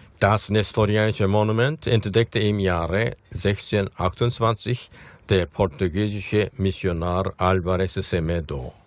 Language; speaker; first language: German; non-native, fluent; Korean